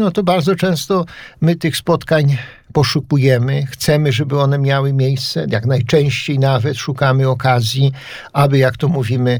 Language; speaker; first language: Polish; native; Polish